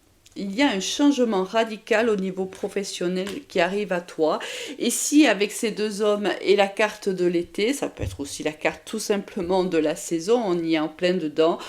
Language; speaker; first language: French; native; French